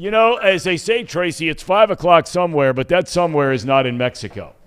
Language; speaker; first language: English; native; English